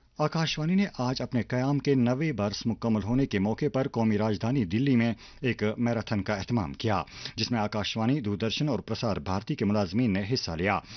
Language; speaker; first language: Urdu; non-native, local second language; Kashmiri